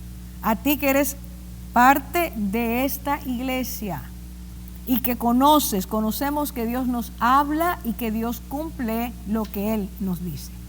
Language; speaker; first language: Spanish; native; Spanish